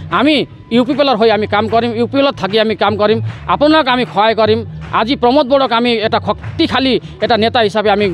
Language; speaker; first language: Assamese; non-native, local second language; Nepali